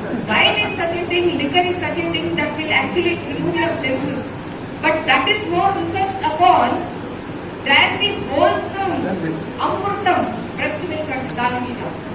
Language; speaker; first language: English; non-native, local second language; Telugu